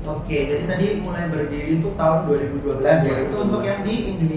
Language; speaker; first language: Indonesian; native; Indonesian